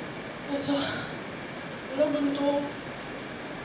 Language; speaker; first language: Korean; non-native, fluent; Chinese